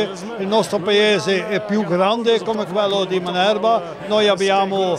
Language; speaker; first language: Italian; non-native, learner; Dutch